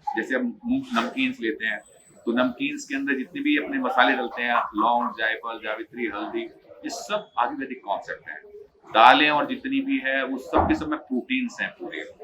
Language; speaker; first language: Hindi; native; Hindi